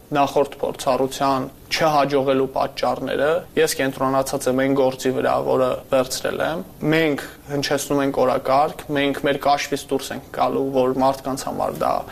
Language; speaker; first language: Armenian; native; Armenian